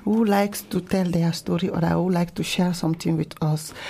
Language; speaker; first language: English; non-native, local second language; Ewe